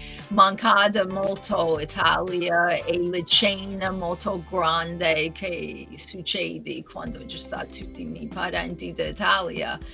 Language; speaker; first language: Italian; non-native, learner; English